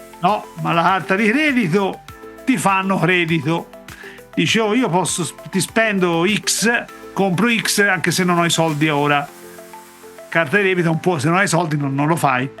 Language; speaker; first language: Italian; native; Italian